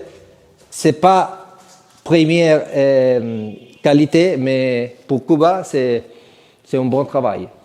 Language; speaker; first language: French; non-native, fluent; Italian